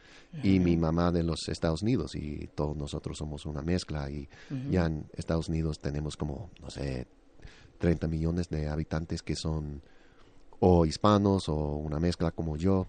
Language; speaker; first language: Spanish; early bilingual, other home language; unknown